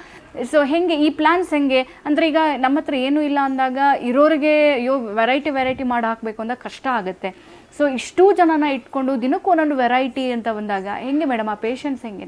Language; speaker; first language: Kannada; native; Kannada